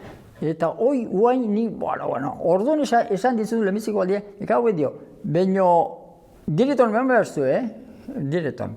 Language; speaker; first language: Basque; native; Basque